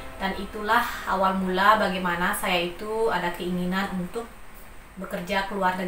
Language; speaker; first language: Indonesian; non-native, local second language; Balinese